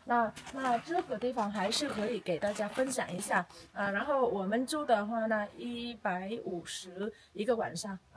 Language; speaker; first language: Chinese; non-native, fluent; Vietnamese